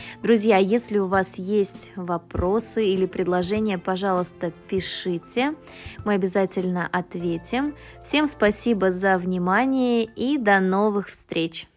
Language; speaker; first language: Russian; native; Russian